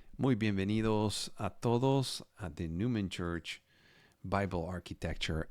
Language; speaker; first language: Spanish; non-native, fluent; Italian